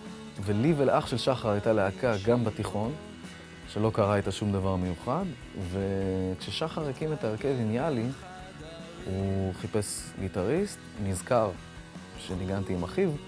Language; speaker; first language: Hebrew; native; Hebrew